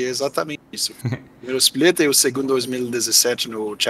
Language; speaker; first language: Portuguese; non-native, fluent; French